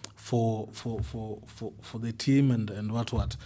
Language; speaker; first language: English; non-native, local second language; Swahili